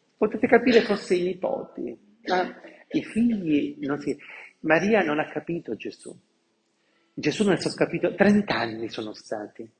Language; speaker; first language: Italian; non-native, local second language; Sicilian